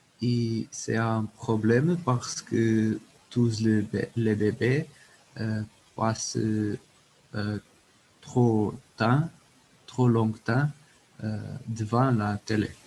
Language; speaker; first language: French; non-native, learner; Portuguese